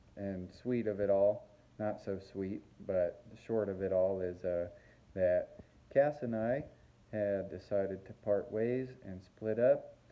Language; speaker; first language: English; native; English